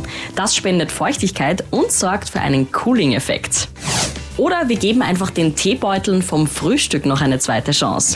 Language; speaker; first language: German; native; German